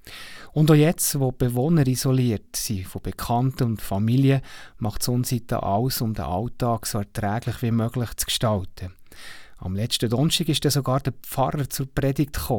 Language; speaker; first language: German; native; German